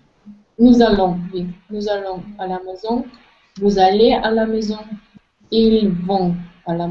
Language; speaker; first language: French; non-native, learner; Russian